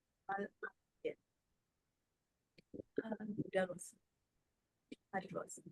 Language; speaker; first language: Arabic; non-native, learner; Malay